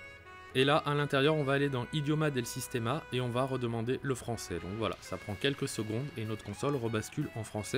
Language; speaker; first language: French; native; French